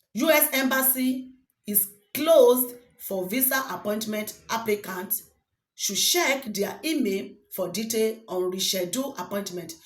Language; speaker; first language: English; non-native, local second language; Yoruba